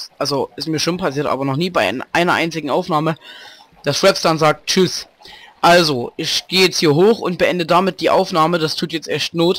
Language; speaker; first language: German; native; German